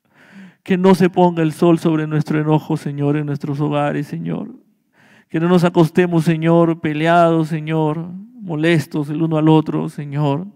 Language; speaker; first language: Spanish; native; Spanish